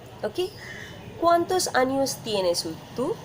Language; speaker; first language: Spanish; non-native, fluent; Bangla